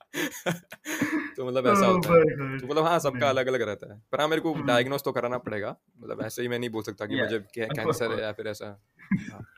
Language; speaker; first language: Hindi; non-native, local second language; Gujarati